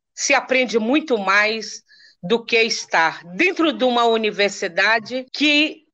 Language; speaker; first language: Portuguese; non-native, local second language; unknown